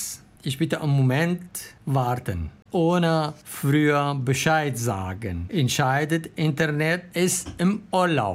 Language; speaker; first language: German; non-native, learner; Arabic